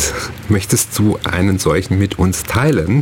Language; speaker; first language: German; native; German